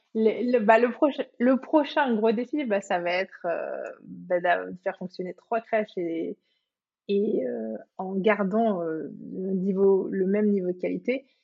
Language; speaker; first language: French; native; French